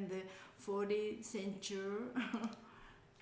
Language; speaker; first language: English; non-native, learner; Japanese